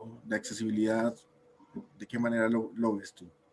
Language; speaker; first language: Spanish; native; Spanish